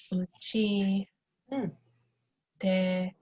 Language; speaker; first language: Japanese; non-native, learner; English